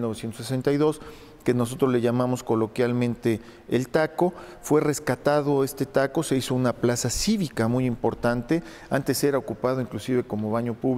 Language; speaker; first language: Spanish; native; Spanish